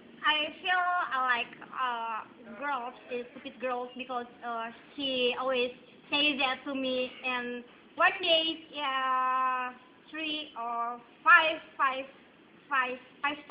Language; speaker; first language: English; non-native, learner; Indonesian